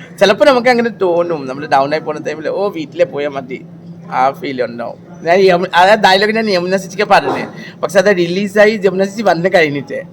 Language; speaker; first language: Malayalam; non-native, local second language; Assamese